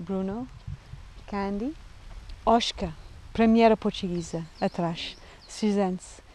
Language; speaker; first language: Portuguese; non-native, learner; English